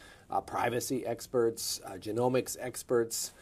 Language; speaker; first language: English; native; English